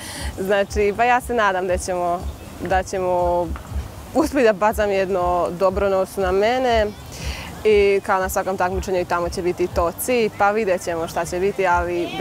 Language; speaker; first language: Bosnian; non-native, local second language; Hungarian